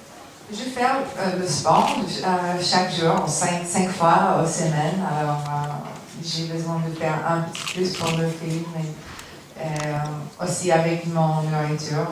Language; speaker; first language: French; non-native, learner; English